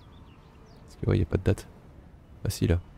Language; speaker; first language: French; native; French